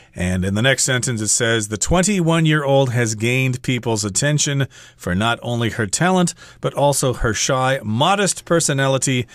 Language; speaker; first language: English; native; English